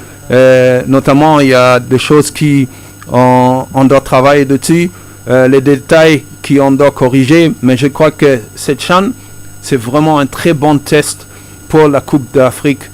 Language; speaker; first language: French; non-native, fluent; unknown